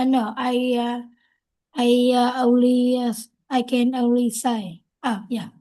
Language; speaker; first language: English; non-native, learner; Vietnamese